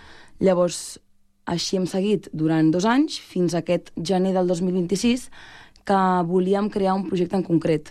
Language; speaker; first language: Catalan; native; Catalan